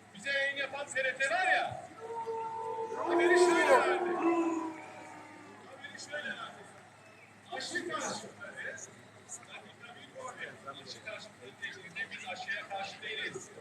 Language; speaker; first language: Turkish; native; Turkish